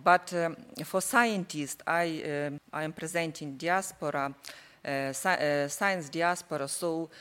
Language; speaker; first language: English; non-native, learner; Ukrainian